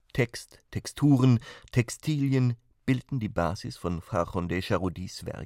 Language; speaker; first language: German; native; German